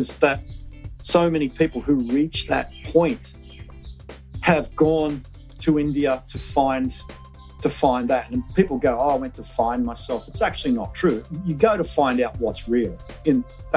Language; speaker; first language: English; native; English